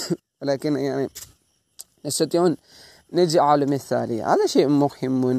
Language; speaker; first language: Arabic; non-native, learner; Malay